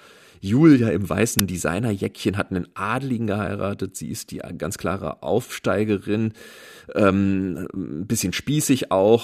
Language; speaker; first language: German; native; German